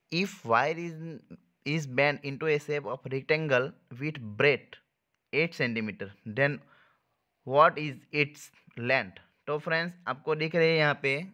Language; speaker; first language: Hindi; non-native, local second language; Gujarati